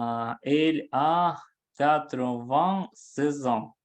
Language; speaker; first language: French; non-native, learner; Russian